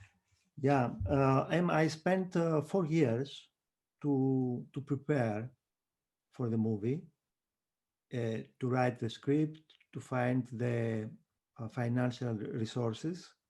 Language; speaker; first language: English; non-native, fluent; Greek